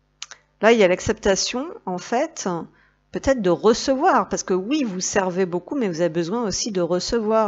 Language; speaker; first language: French; native; French